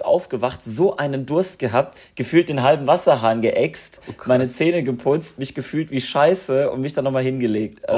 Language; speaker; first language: German; native; German